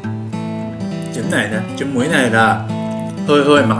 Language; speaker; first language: Vietnamese; non-native, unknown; Japanese